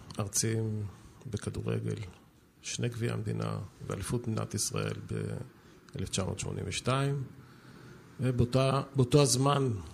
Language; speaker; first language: Hebrew; native; Hebrew